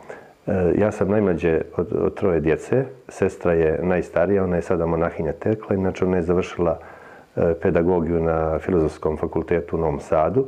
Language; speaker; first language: Serbian; native; Serbian